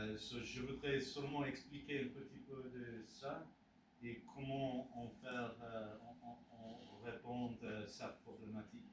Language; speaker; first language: French; non-native, learner; English